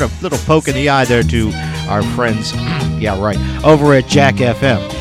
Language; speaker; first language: English; native; English